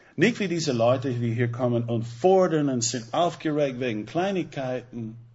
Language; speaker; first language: German; non-native, fluent; English